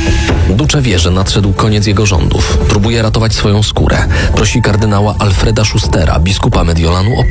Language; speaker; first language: Polish; native; Polish